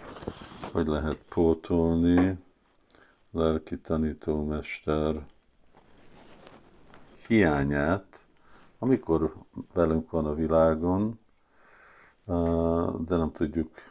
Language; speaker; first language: Hungarian; early bilingual, heritage; Hungarian